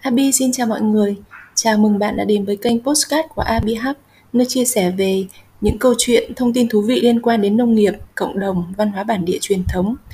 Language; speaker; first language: Vietnamese; native; Vietnamese